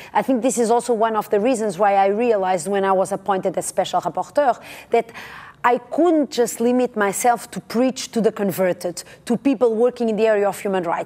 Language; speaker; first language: English; non-native, fluent; Portuguese